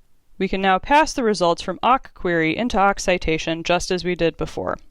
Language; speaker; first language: English; native; English